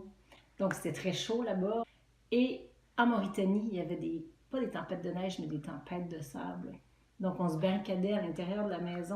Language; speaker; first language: French; native; French